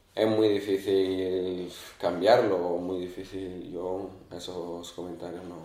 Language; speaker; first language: Spanish; early bilingual, other home language; Arabic